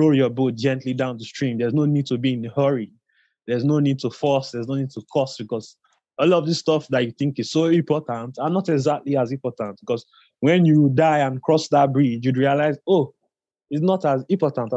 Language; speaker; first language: English; non-native, local second language; Igbo